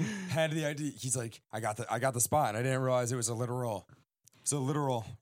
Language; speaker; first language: English; native; English